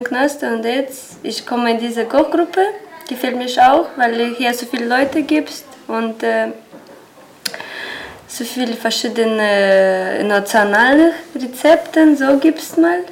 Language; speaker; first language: German; non-native, learner; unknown